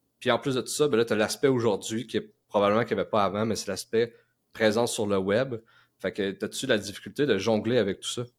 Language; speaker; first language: French; native; French